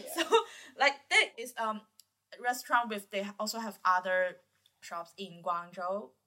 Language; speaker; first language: English; non-native, learner; Chinese